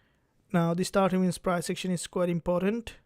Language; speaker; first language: English; non-native, fluent; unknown